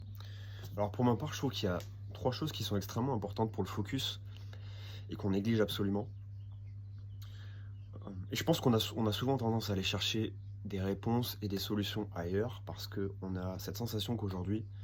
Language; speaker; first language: French; native; French